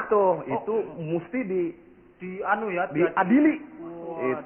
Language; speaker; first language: Indonesian; native; Indonesian